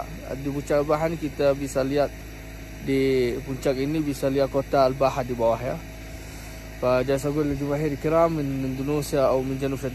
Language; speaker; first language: Indonesian; non-native, fluent; Arabic